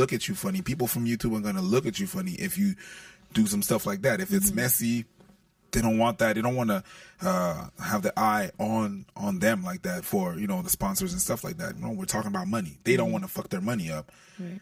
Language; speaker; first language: English; non-native, fluent; French